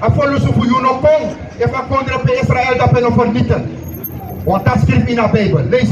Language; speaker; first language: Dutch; non-native, local second language; Sranan Tongo